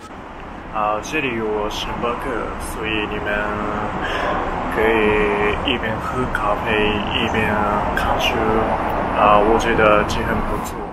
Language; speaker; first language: Chinese; non-native, learner; Japanese